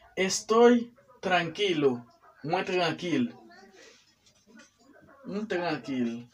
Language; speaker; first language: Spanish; non-native, learner; Haitian Creole